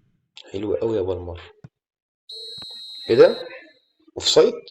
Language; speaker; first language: Arabic; native; Arabic